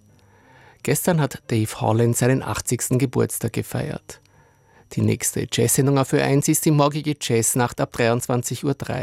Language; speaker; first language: German; native; German